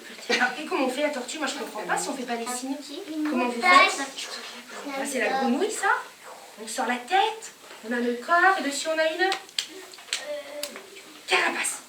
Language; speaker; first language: French; native; French